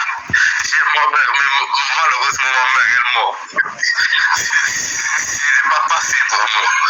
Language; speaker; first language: French; non-native, learner; Arabic